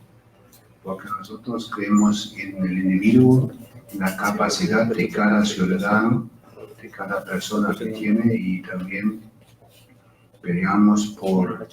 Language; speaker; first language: Spanish; non-native, fluent; German